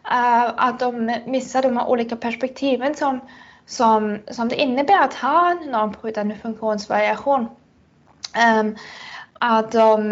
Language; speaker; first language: Swedish; non-native, fluent; German